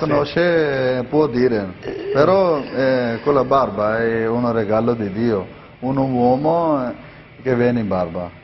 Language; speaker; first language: Italian; non-native, learner; Punjabi